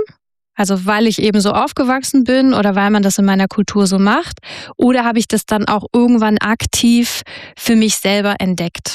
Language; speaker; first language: German; native; German